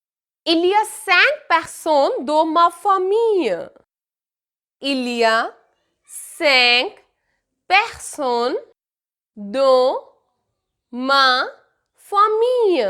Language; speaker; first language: French; non-native, fluent; Hindi